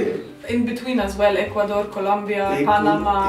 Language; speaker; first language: English; non-native, learner; Slovenian